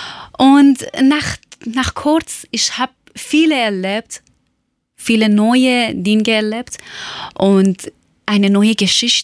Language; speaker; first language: German; non-native, learner; Persian